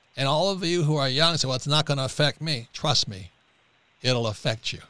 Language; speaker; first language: English; native; English